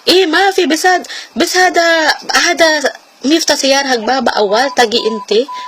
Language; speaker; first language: Arabic; non-native, learner; Filipino